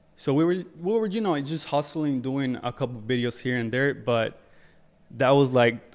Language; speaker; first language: English; early bilingual, other home language; Spanish